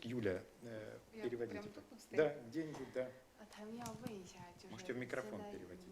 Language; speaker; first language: Russian; native; Russian